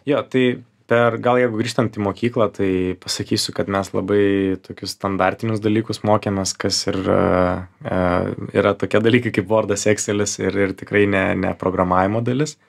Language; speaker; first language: Lithuanian; native; Lithuanian